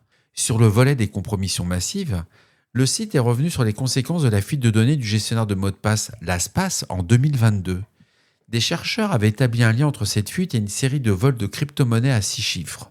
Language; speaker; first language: French; native; French